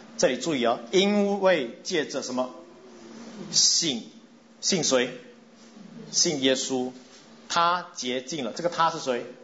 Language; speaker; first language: Chinese; non-native, local second language; English